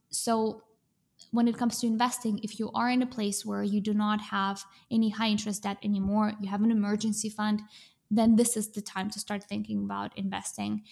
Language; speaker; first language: English; non-native, fluent; Russian